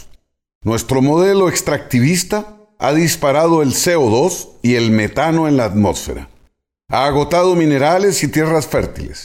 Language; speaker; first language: Spanish; native; Spanish